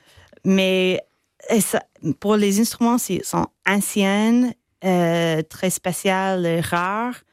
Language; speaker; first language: French; non-native, fluent; English